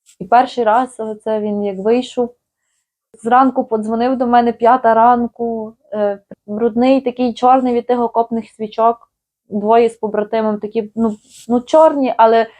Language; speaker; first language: Ukrainian; native; Ukrainian